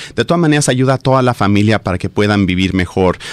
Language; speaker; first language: Spanish; early bilingual, heritage; Spanish